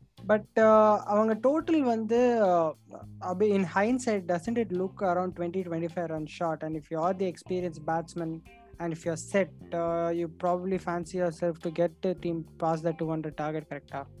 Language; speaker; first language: English; non-native, local second language; Tamil